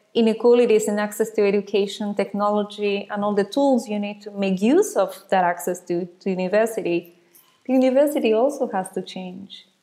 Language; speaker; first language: English; non-native, fluent; Spanish